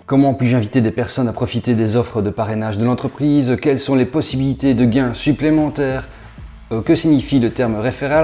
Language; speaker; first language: French; native; French